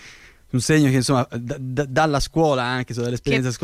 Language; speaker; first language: Italian; native; Italian